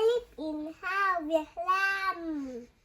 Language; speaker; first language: English; non-native, learner; Vietnamese